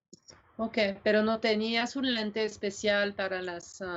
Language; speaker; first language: Spanish; non-native, fluent; French